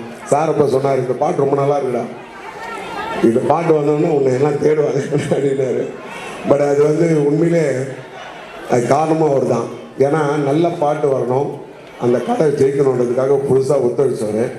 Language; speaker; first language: Tamil; native; Tamil